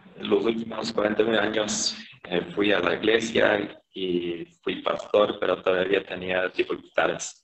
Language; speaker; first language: Spanish; non-native, fluent; Korean